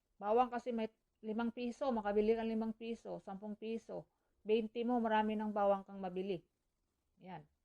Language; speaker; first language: Filipino; non-native, local second language; Cebuano